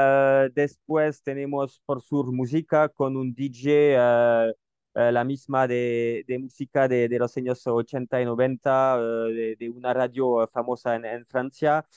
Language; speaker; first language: Spanish; non-native, learner; French